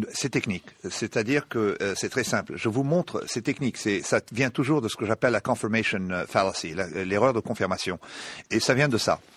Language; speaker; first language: French; non-native, local second language; Arabic